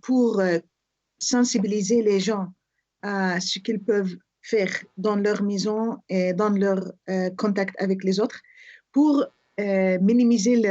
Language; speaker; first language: French; non-native, fluent; Arabic